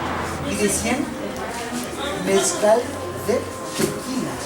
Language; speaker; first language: Spanish; native; Spanish